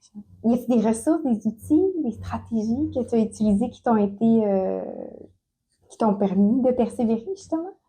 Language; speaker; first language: French; native; French